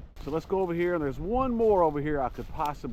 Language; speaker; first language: English; native; English